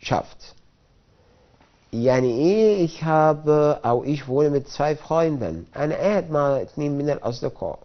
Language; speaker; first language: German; non-native, fluent; Arabic